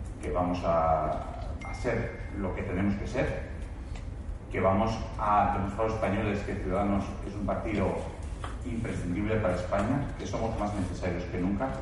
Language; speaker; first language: Spanish; native; Spanish